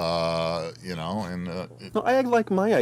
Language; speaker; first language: English; native; English